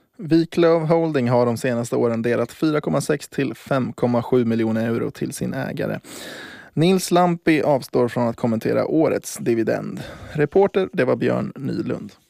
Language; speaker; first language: Swedish; native; Swedish